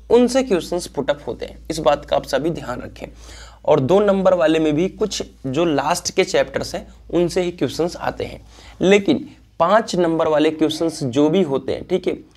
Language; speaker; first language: Hindi; native; Hindi